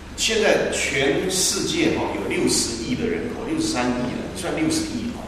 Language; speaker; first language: Chinese; non-native, local second language; Hakka Chinese